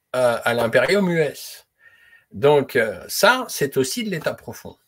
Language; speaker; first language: French; native; French